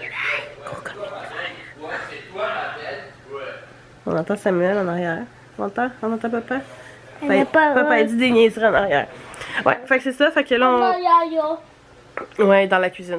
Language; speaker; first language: French; native; French